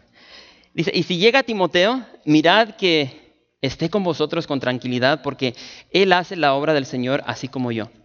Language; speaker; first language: Spanish; native; Spanish